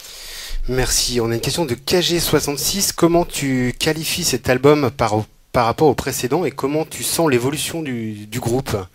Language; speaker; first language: French; native; French